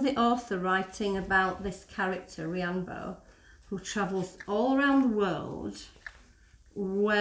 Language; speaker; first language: English; native; English